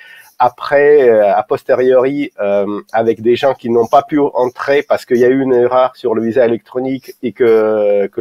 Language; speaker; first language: French; non-native, fluent; Russian